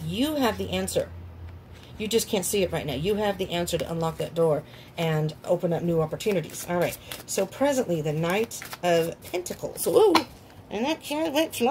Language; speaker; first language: English; native; English